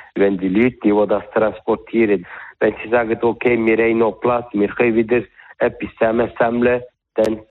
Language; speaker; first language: Swiss German; early bilingual, other home language; German